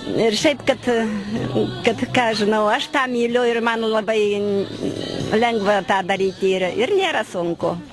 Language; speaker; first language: Lithuanian; native; Lithuanian